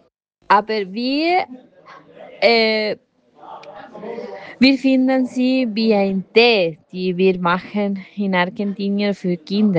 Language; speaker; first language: German; non-native, learner; Spanish